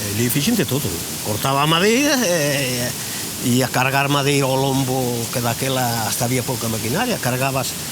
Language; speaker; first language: Galician; native; Galician